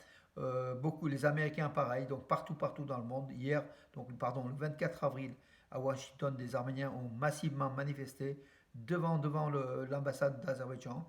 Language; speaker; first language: French; native; French